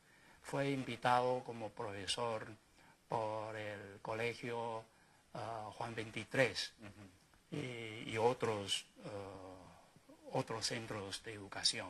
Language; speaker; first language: Spanish; non-native, fluent; Chinese